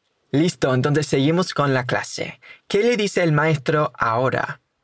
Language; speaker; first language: Spanish; native; Spanish